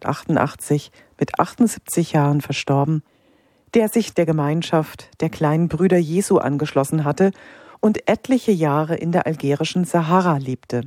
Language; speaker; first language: German; native; German